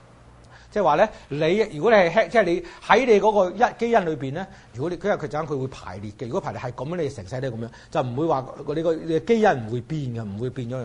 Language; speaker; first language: Chinese; native; Chinese